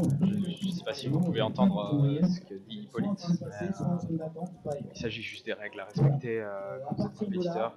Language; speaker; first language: French; native; French